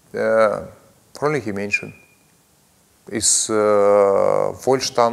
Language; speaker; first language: German; non-native, learner; Russian